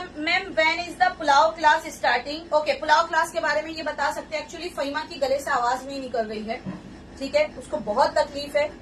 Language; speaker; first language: Hindi; native; Hindi